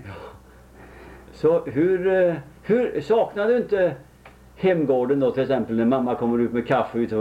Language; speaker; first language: Swedish; native; Swedish